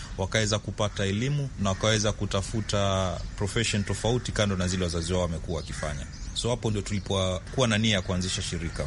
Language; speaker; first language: Swahili; native; Swahili